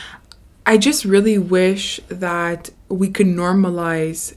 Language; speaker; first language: English; native; English